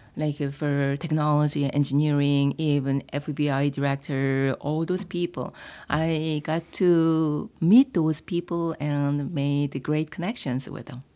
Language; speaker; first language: English; non-native, fluent; Korean